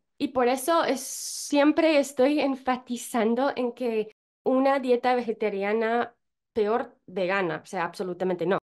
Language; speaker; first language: Spanish; non-native, fluent; English